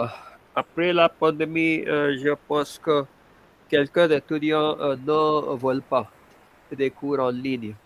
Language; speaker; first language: French; non-native, fluent; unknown